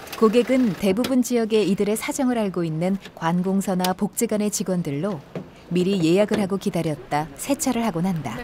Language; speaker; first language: Korean; native; Korean